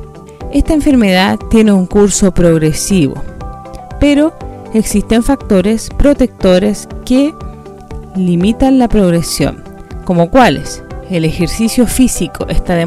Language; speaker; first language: Spanish; native; Spanish